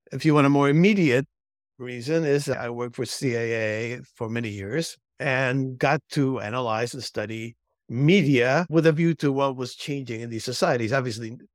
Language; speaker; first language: English; early bilingual, other home language; Spanish